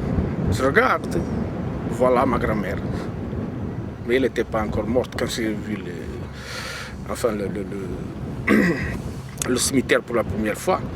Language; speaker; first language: French; non-native, fluent; Portuguese